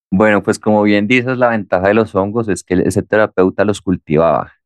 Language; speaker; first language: Spanish; native; Spanish